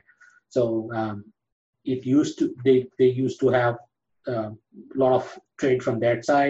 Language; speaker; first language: English; non-native, local second language; Gujarati